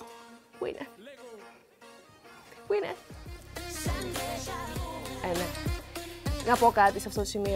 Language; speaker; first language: Greek; native; Greek